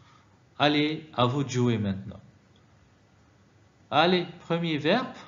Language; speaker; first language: French; non-native, fluent; Arabic